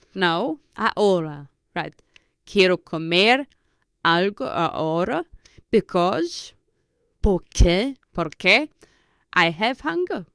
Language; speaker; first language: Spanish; non-native, fluent; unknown